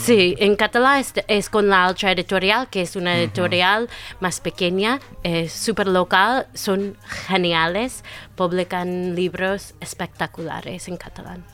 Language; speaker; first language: Spanish; non-native, fluent; English